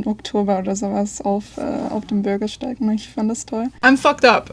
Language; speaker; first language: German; non-native, learner; English